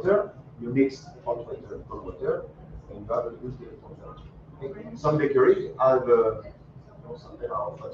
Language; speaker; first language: English; non-native, learner; French